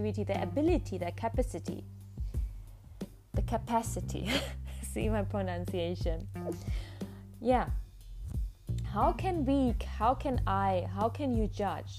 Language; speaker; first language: English; non-native, fluent; German